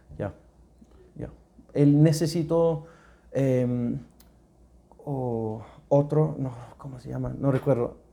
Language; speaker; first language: Spanish; non-native, learner; English